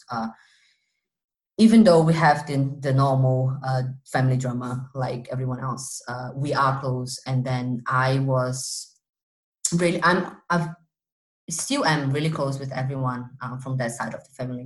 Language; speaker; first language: English; non-native, fluent; Portuguese